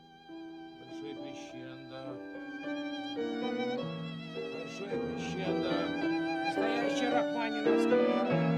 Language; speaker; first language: Russian; native; Russian